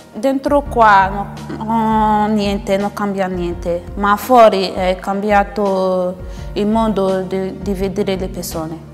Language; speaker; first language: Italian; non-native, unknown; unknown